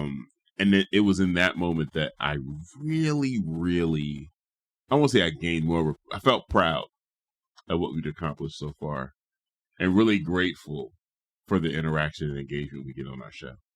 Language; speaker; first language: English; native; English